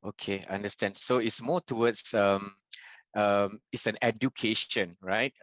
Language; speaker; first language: English; non-native, local second language; Malay